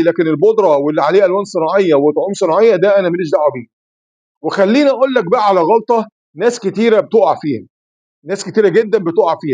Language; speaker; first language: Arabic; native; Arabic